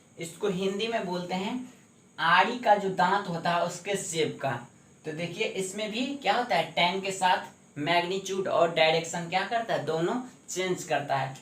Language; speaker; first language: Hindi; native; Hindi